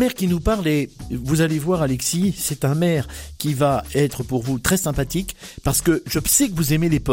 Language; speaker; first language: French; native; French